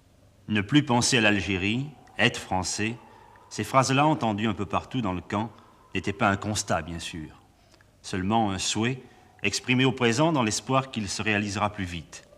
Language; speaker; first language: French; native; French